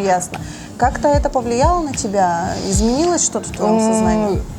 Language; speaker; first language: Russian; native; Russian